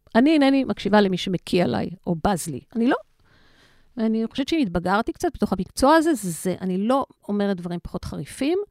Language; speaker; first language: Hebrew; native; Hebrew